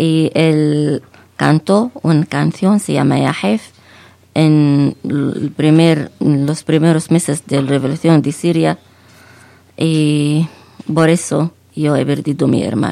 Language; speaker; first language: Spanish; non-native, fluent; Arabic